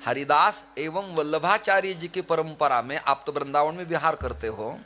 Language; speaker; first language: Hindi; non-native, local second language; Marathi